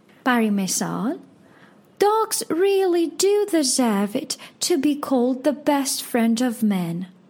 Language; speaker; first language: English; non-native, fluent; Persian